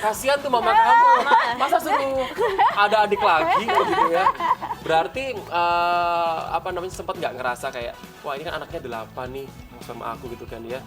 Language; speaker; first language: Indonesian; native; Indonesian